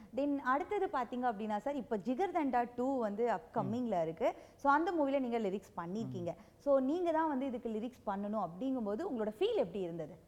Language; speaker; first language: Tamil; native; Tamil